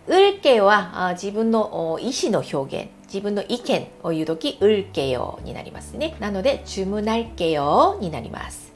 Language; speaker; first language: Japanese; non-native, fluent; Korean